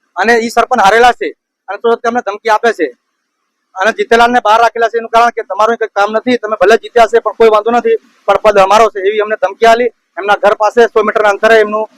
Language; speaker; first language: Gujarati; non-native, local second language; Bhili